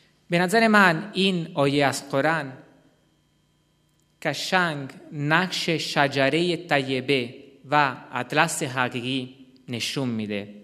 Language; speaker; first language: Persian; non-native, fluent; Italian